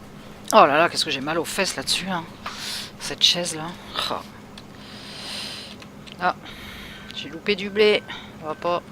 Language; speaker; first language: French; native; French